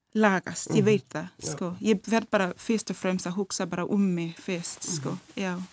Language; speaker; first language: Icelandic; non-native, fluent; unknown